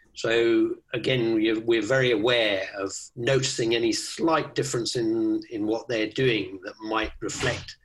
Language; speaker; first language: English; native; English